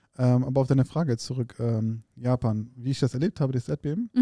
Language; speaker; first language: German; early bilingual, other home language; Arabic